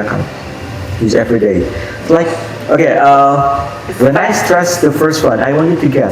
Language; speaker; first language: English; non-native, fluent; Indonesian